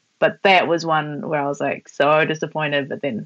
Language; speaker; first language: English; native; English